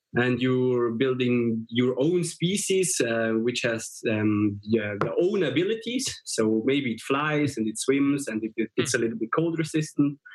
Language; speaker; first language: English; non-native, fluent; German